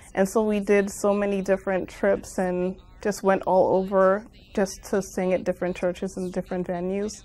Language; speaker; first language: English; native; English